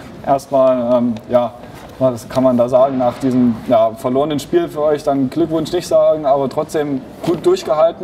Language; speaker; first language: German; native; German